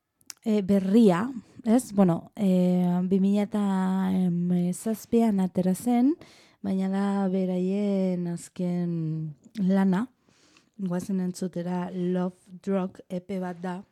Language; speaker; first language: Basque; non-native, learner; Spanish